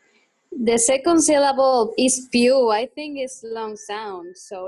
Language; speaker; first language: English; non-native, learner; Spanish